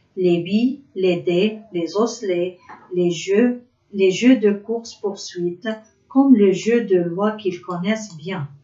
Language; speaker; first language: French; non-native, local second language; Arabic